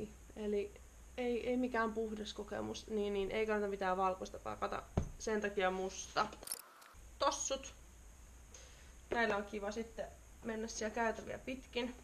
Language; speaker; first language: Finnish; native; Finnish